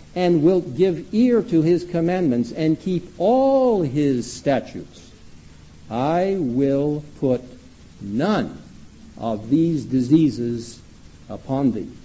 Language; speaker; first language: English; early bilingual, other home language; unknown